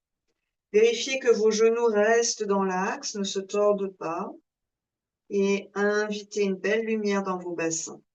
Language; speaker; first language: French; native; French